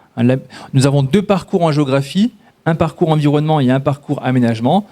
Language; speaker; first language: French; native; French